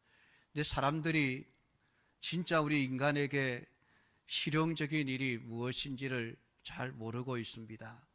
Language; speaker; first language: Korean; native; Korean